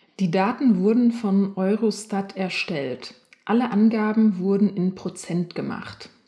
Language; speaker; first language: German; native; German